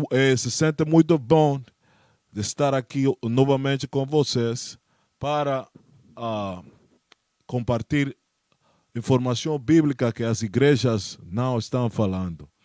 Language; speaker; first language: Portuguese; non-native, learner; Spanish